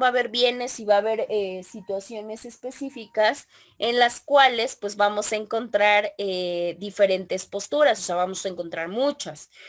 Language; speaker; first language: Spanish; native; Spanish